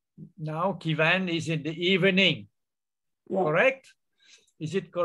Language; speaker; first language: English; non-native, fluent; Vietnamese